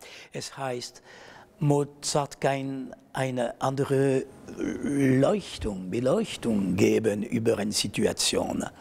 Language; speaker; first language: German; non-native, fluent; French